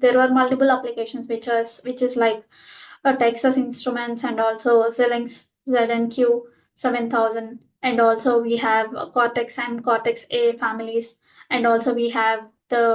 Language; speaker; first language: English; non-native, local second language; Telugu